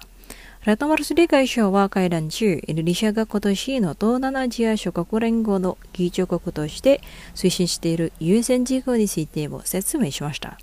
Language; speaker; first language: Japanese; non-native, fluent; Indonesian